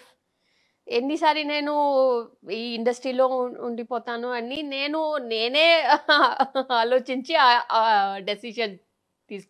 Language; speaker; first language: Telugu; non-native, local second language; Tamil